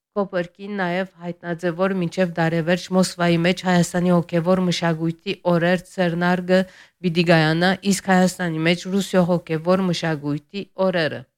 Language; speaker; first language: Armenian; early bilingual, heritage; Armenian